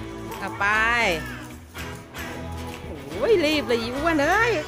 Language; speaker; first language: Thai; native; Thai